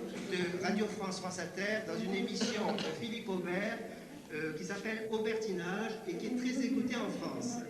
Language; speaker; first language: French; native; French